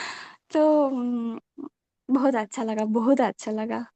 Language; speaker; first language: Hindi; non-native, local second language; Bangla